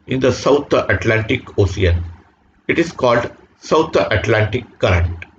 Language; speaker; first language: English; non-native, local second language; Marathi